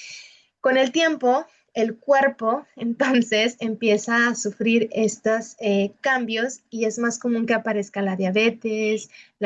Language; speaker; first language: Spanish; native; Spanish